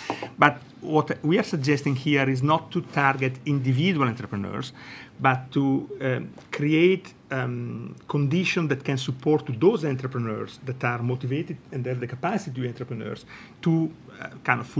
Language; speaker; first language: English; non-native, fluent; Italian